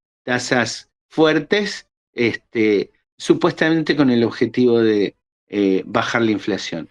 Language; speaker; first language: Spanish; native; Spanish